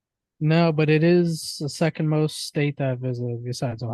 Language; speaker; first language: English; native; English